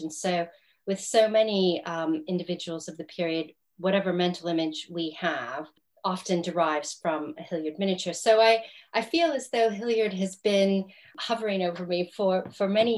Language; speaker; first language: English; native; English